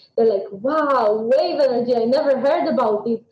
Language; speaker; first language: English; non-native, fluent; Russian